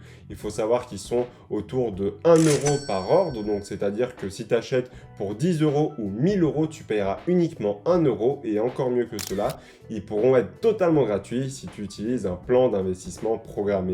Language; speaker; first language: French; native; French